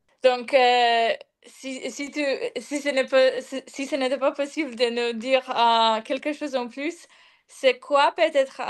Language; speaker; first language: French; non-native, fluent; Polish